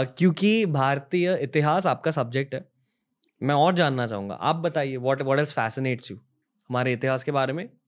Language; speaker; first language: Hindi; native; Hindi